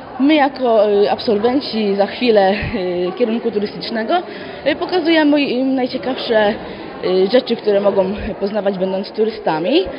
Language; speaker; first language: Polish; native; Polish